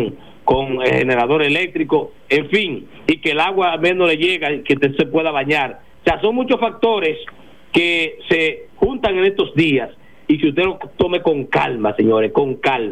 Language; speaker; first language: Spanish; native; Spanish